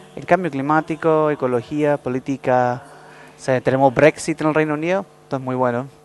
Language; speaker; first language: Spanish; non-native, fluent; English